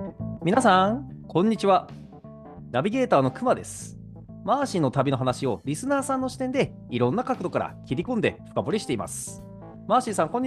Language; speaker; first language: Japanese; native; Japanese